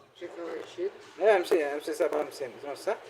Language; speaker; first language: Arabic; non-native, learner; Malayalam